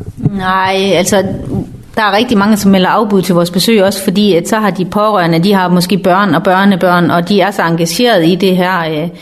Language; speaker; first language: Danish; native; Danish